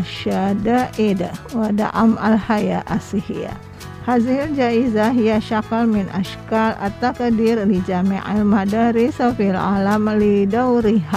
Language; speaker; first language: Arabic; non-native, fluent; Indonesian